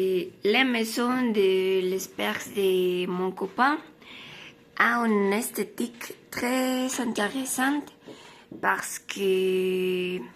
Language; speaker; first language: French; non-native, learner; Spanish